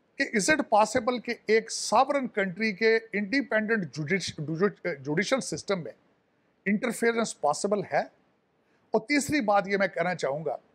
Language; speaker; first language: Urdu; non-native, local second language; Punjabi